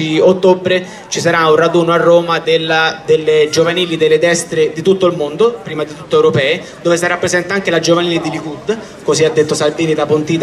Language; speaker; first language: Italian; native; Italian